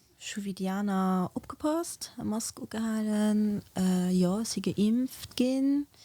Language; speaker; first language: Luxembourgish; early bilingual, other home language; Portuguese